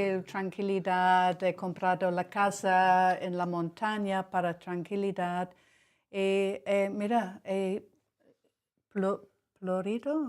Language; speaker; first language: Spanish; non-native, learner; English